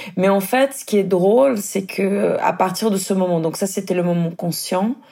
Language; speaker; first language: French; non-native, fluent; Portuguese